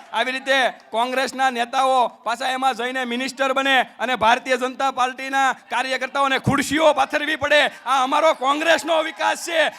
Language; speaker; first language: Gujarati; native; Gujarati